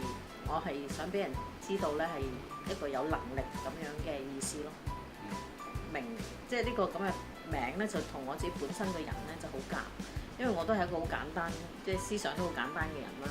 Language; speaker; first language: Cantonese; native; Cantonese